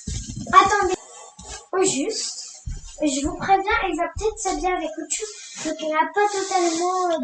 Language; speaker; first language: French; native; French